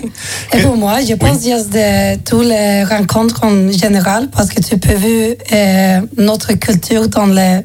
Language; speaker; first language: French; non-native, learner; Swedish